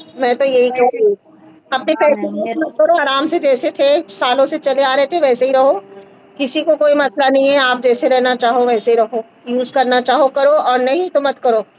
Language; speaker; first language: Hindi; native; Hindi